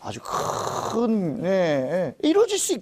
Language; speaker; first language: Korean; native; Korean